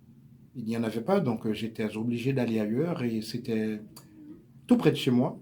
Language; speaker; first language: French; native; French